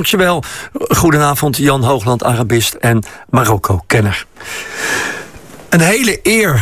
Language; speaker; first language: Dutch; native; Dutch